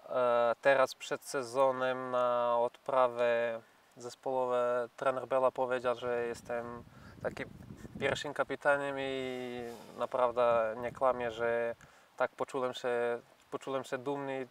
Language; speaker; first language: Polish; non-native, fluent; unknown